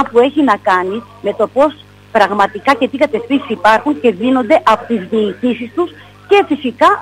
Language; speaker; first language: Greek; native; Greek